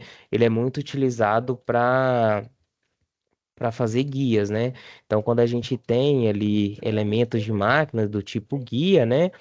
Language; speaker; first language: Portuguese; native; Portuguese